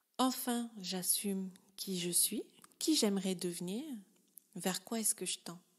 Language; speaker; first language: French; native; French